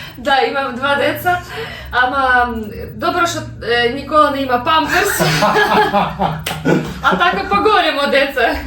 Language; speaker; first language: Macedonian; non-native, learner; Russian